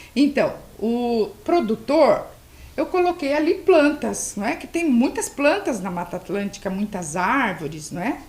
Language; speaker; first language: Portuguese; native; Portuguese